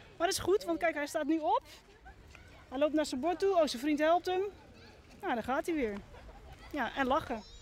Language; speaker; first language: Dutch; native; Dutch